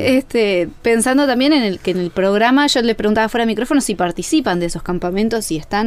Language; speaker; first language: Spanish; native; Spanish